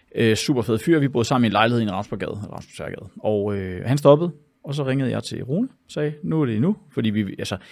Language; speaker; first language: Danish; native; Danish